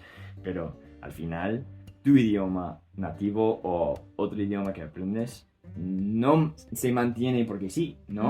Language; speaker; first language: Spanish; non-native, fluent; English